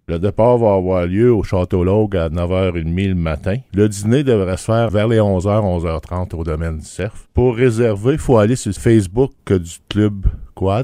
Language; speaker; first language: French; native; French